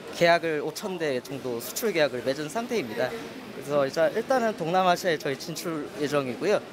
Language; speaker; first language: Korean; native; Korean